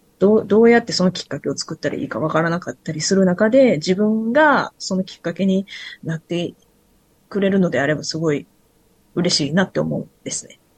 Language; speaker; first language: Japanese; native; Japanese